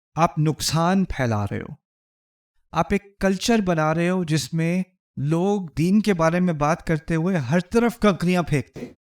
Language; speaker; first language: Urdu; early bilingual, heritage; Urdu